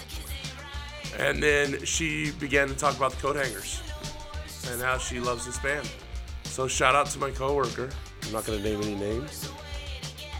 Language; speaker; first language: English; native; English